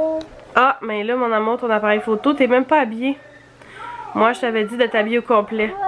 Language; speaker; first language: French; native; French